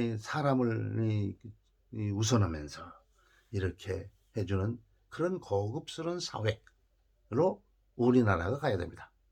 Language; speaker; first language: Korean; native; Korean